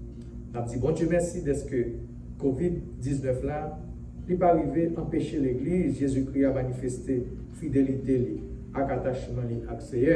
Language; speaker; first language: French; non-native, local second language; Haitian Creole